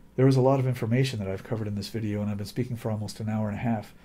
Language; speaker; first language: English; native; English